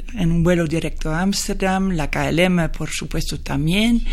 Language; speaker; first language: Spanish; non-native, fluent; Dutch